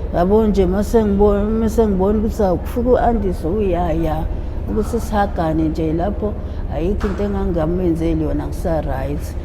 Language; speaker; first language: Zulu; native; Zulu